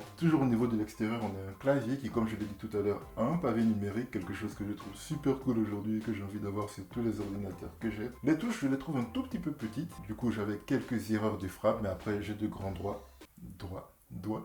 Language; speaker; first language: French; native; French